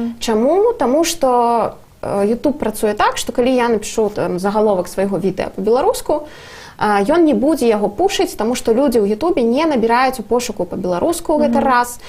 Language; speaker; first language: Belarusian; non-native, local second language; Russian